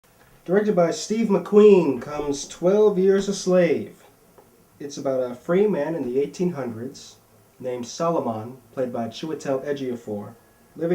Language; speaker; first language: English; native; English